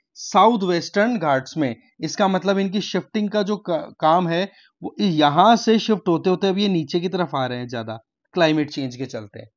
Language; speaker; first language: Hindi; native; Hindi